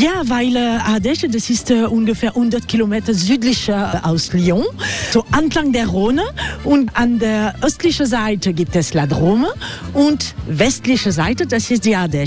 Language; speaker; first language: German; non-native, fluent; French